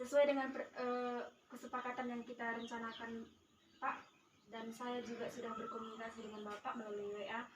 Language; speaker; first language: Indonesian; native; Indonesian